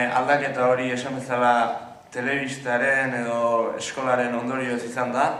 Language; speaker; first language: Basque; native; Basque